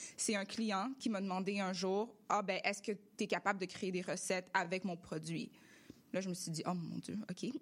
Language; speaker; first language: French; early bilingual, other home language; Russian